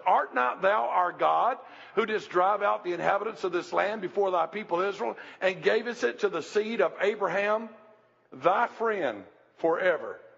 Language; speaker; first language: English; native; English